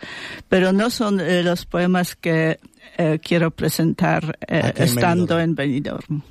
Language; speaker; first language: Spanish; non-native, fluent; Polish